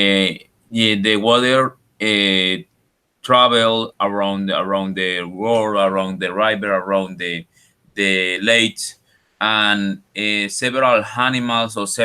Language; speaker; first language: English; non-native, learner; Spanish